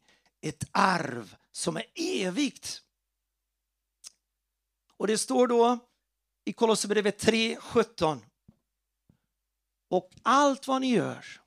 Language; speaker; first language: Swedish; non-native, fluent; Portuguese